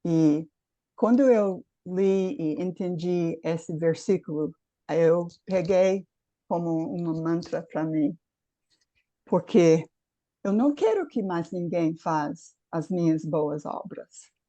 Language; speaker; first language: Portuguese; non-native, fluent; English